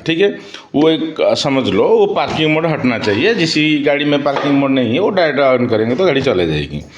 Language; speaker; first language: Hindi; non-native, local second language; Odia